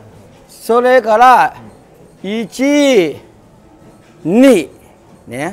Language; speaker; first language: Japanese; non-native, learner; Thai